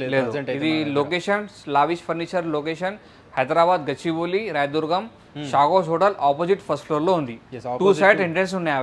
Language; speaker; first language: Telugu; non-native, local second language; Urdu